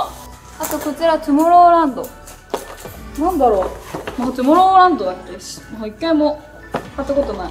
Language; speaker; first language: Japanese; native; Japanese